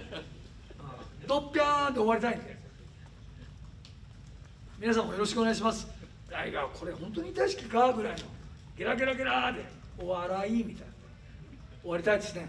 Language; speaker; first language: Japanese; native; Japanese